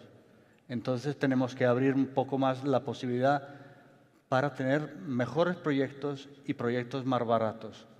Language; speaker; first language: Spanish; non-native, fluent; Italian